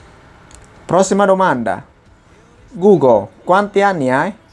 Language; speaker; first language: Italian; non-native, fluent; Vietnamese